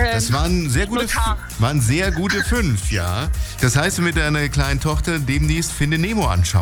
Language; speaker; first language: German; native; German